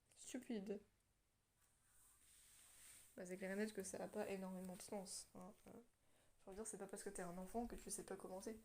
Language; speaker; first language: French; native; French